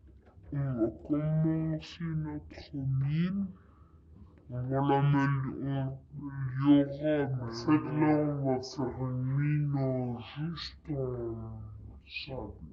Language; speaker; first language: French; native; French